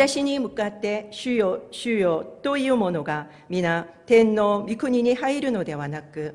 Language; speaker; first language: Japanese; non-native, fluent; Korean